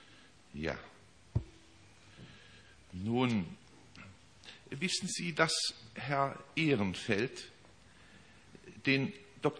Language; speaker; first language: German; native; German